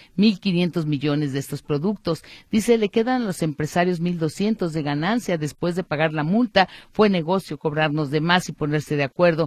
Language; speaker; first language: Spanish; native; Spanish